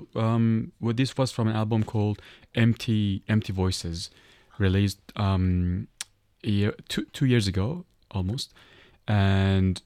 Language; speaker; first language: English; non-native, fluent; Persian